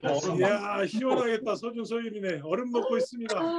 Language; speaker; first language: Korean; native; Korean